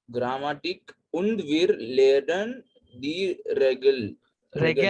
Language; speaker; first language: German; non-native, learner; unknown